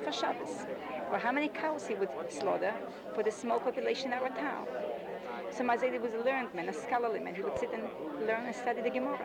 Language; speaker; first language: English; non-native, fluent; Yiddish